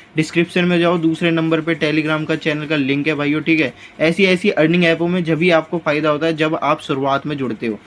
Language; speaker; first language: Hindi; native; Hindi